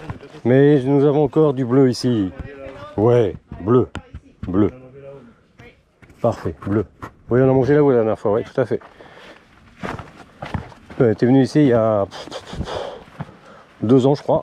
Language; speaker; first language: French; native; French